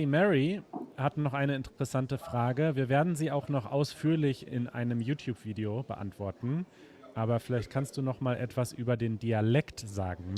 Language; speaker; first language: German; native; German